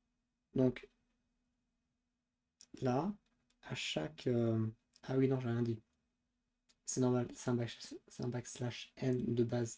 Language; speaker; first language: French; native; French